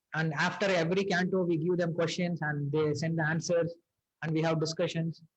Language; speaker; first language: English; non-native, local second language; Tamil